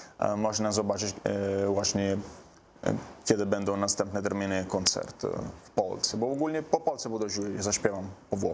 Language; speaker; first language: Polish; non-native, learner; Italian